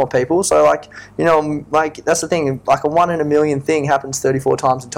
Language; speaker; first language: English; native; English